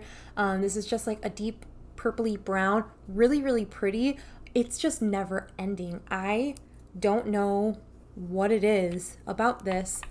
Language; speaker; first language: English; native; English